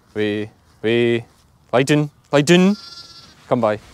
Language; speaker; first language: English; native; English